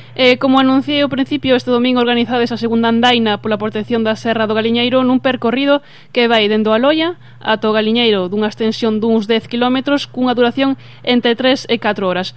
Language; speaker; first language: Galician; native; Galician